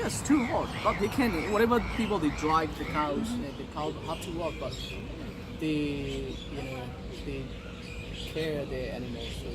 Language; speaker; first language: English; non-native, learner; Burmese